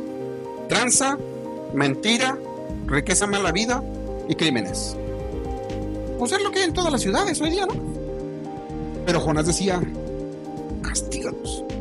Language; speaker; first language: Spanish; native; Spanish